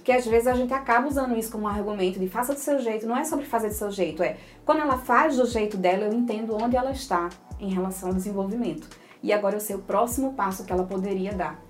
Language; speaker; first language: Portuguese; native; Portuguese